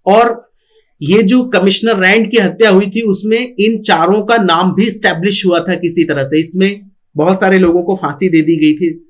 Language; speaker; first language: Hindi; non-native, local second language; Marathi